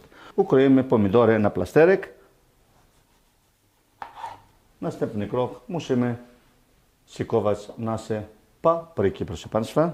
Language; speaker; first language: Polish; non-native, learner; Greek